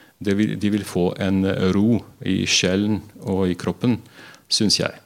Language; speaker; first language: Norwegian; non-native, fluent; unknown